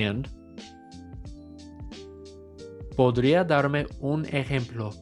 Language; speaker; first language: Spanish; non-native, fluent; English